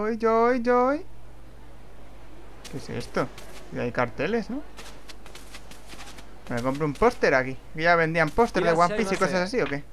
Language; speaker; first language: Spanish; native; Spanish